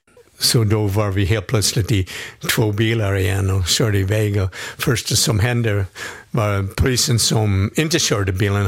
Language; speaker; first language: Swedish; non-native, fluent; English